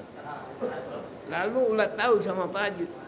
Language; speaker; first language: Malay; non-native, local second language; Sundanese